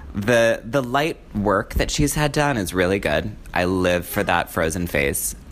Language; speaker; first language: English; native; English